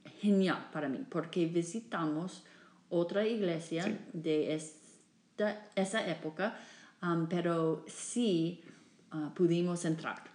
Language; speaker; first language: Spanish; non-native, fluent; English